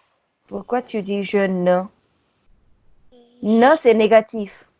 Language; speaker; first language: French; non-native, fluent; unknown